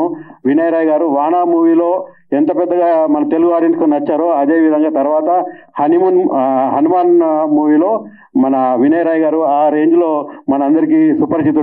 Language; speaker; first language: Telugu; native; Telugu